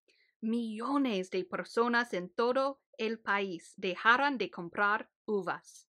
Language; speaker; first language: Spanish; early bilingual, heritage; Spanish